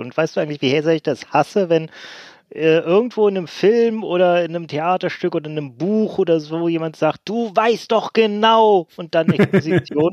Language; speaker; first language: German; native; German